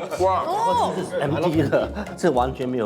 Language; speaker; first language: Chinese; native; Chinese